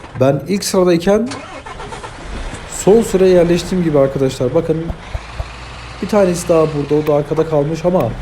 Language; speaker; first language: Turkish; native; Turkish